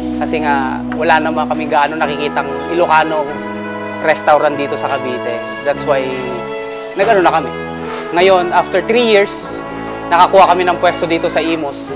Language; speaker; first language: Filipino; non-native, local second language; Iloko